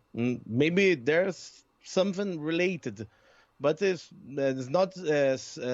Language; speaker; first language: English; non-native, learner; Portuguese